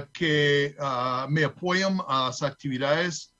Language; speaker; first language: Portuguese; non-native, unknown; English